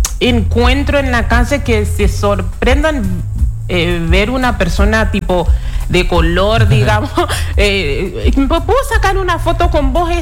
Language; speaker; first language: Spanish; non-native, fluent; Haitian Creole